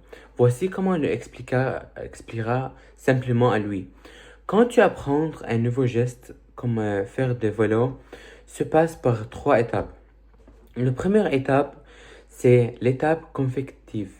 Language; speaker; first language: French; early bilingual, other home language; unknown